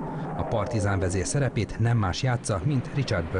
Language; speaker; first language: Hungarian; native; Hungarian